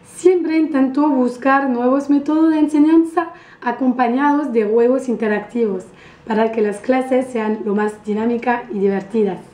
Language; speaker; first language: Spanish; non-native, fluent; French